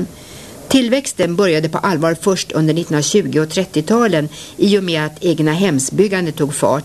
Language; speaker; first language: Swedish; native; Swedish